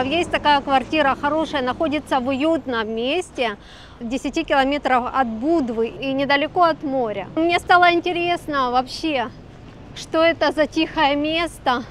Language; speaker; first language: Russian; native; Russian